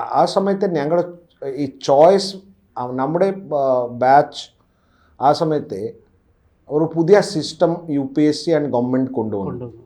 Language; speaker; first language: Malayalam; non-native, local second language; Odia